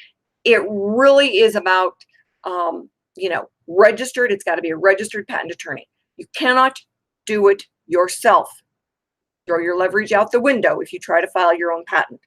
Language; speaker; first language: English; native; English